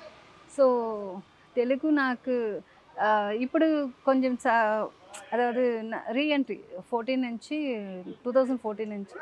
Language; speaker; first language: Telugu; non-native, local second language; Tamil